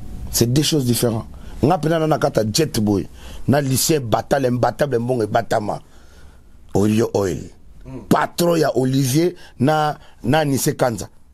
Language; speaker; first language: French; non-native, local second language; Lingala